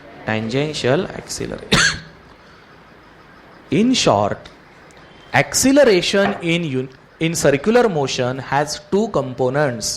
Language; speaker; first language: English; non-native, local second language; Marathi